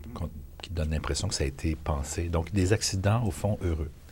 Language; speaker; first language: French; native; French